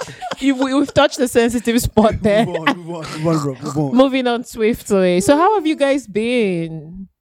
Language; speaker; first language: English; non-native, local second language; Yoruba